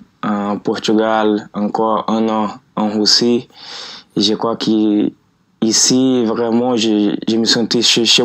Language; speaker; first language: French; non-native, learner; Portuguese